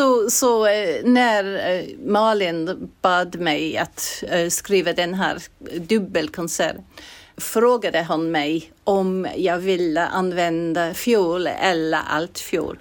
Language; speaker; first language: Swedish; non-native, fluent; English